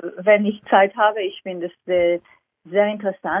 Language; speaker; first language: German; non-native, fluent; Hebrew